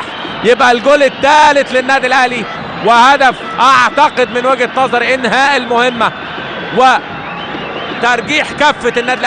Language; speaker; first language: Arabic; native; Arabic